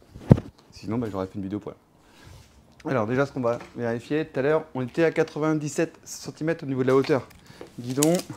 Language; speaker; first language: French; native; French